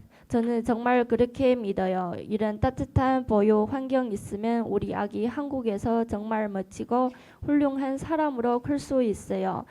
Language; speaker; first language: Korean; non-native, learner; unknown